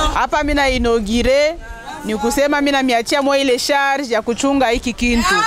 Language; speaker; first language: Swahili; native; Swahili